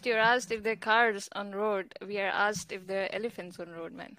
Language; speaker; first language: English; non-native, local second language; Hindi